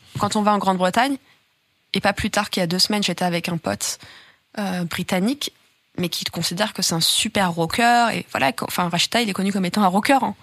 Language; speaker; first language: French; native; French